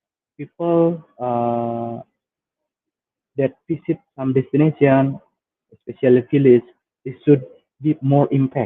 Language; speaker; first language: English; non-native, fluent; Indonesian